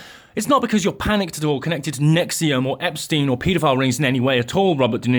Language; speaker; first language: English; native; English